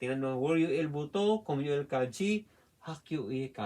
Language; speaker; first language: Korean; non-native, fluent; Filipino